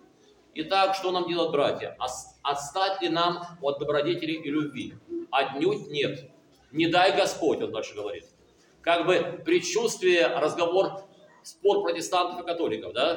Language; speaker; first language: Russian; native; Russian